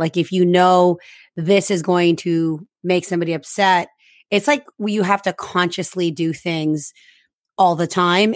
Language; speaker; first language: English; early bilingual, other home language; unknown